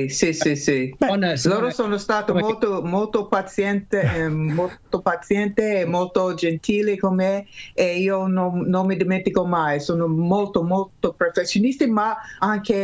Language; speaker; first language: Italian; non-native, learner; English